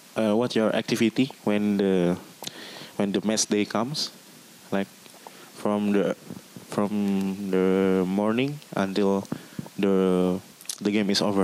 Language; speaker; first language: English; non-native, learner; Indonesian